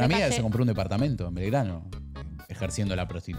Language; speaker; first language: Spanish; native; Spanish